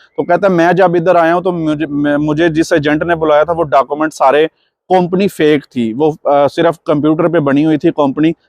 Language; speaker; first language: Urdu; non-native, local second language; Punjabi